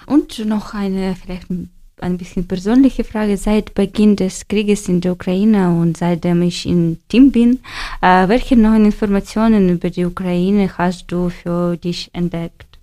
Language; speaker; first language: German; non-native, learner; Ukrainian